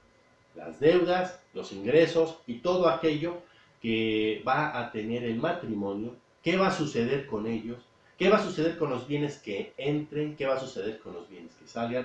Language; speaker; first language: Spanish; native; Spanish